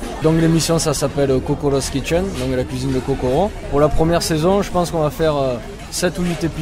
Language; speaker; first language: French; native; French